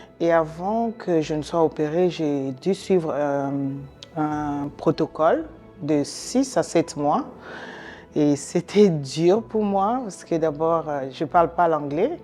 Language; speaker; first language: French; non-native, local second language; Lingala